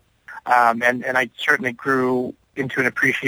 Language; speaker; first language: English; native; English